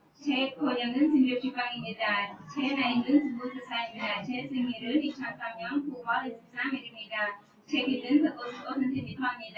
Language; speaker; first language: Korean; non-native, learner; Khmer